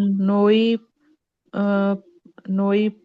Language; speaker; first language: Italian; non-native, learner; Punjabi